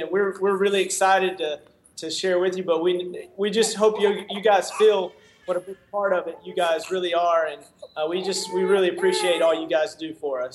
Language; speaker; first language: English; native; English